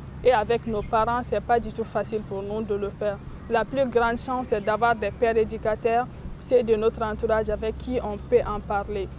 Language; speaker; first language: French; non-native, local second language; Bambara